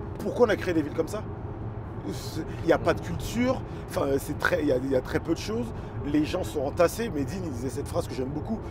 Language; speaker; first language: French; native; French